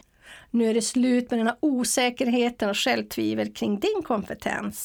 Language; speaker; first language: Swedish; native; Swedish